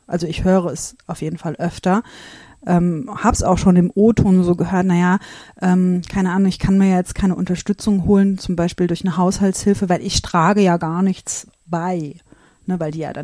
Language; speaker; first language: German; native; German